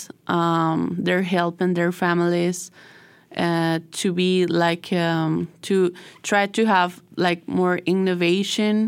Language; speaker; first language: English; non-native, learner; Spanish